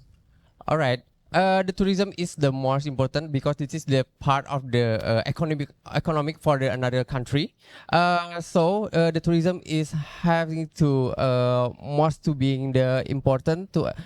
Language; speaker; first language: English; non-native, learner; Indonesian